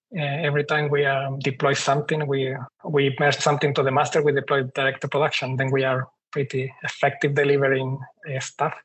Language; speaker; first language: English; non-native, fluent; Spanish